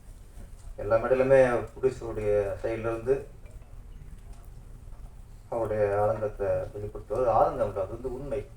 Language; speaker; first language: Tamil; native; Tamil